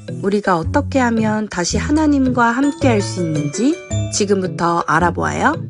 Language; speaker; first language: Korean; native; Korean